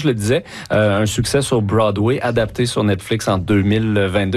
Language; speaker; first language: French; native; French